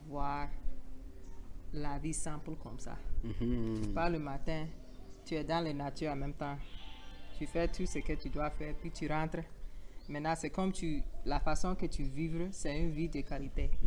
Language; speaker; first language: French; non-native, learner; English